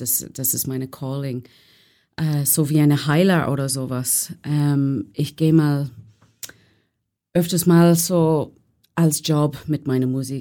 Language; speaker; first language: German; non-native, learner; English